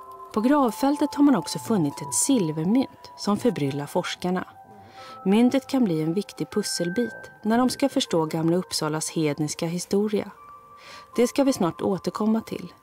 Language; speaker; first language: Swedish; native; Swedish